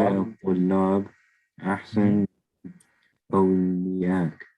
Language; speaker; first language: Arabic; non-native, learner; English